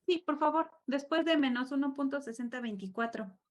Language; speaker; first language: Spanish; native; Spanish